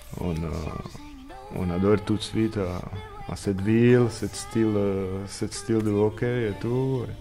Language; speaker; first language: French; non-native, learner; Slovak